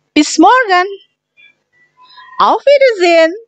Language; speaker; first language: German; non-native, fluent; Indonesian